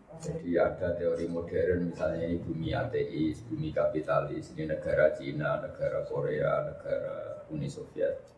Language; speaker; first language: Indonesian; non-native, local second language; Javanese